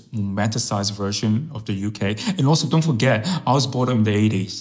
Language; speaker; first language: English; early bilingual, other home language; Chinese